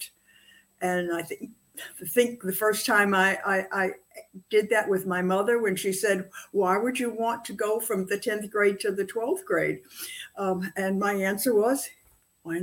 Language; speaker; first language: English; native; English